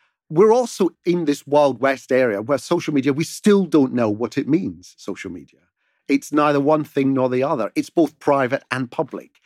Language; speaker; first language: English; native; English